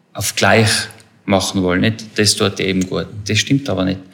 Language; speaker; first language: German; native; German